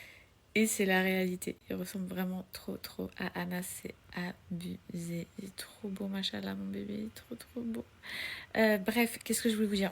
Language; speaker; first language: French; native; French